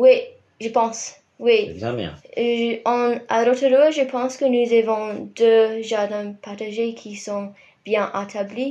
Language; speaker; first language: French; non-native, fluent; English